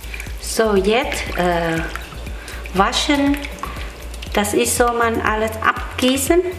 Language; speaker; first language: German; non-native, learner; Vietnamese